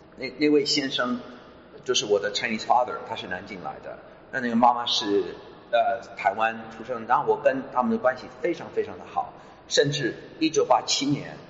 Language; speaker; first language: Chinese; non-native, fluent; English